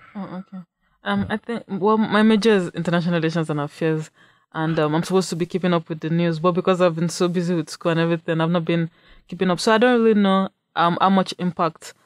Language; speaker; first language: English; non-native, local second language; Yoruba